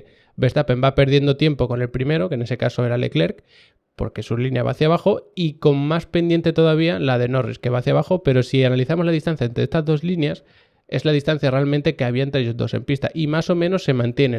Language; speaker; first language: Spanish; native; Spanish